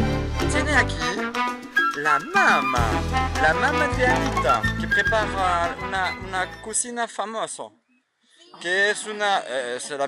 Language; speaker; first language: Spanish; non-native, learner; French